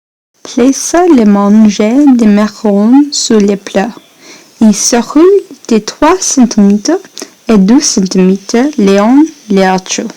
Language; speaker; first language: French; non-native, learner; English